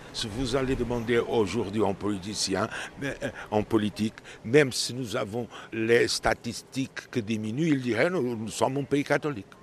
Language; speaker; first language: French; non-native, fluent; Portuguese